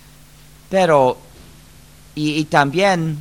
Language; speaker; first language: Spanish; non-native, fluent; English